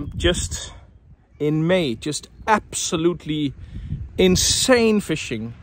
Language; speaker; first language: English; non-native, fluent; Danish